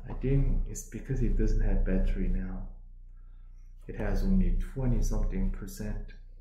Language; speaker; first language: English; non-native, fluent; Korean